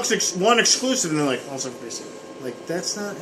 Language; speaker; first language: English; native; English